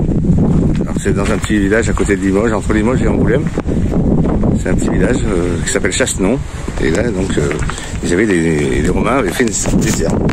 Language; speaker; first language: French; native; French